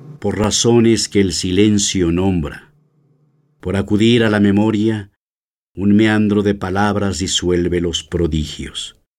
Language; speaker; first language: Spanish; native; Spanish